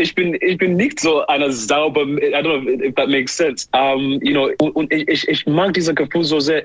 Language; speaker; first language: German; non-native, learner; English